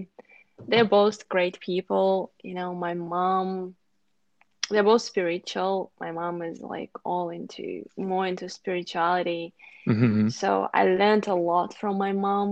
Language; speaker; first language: English; non-native, fluent; Russian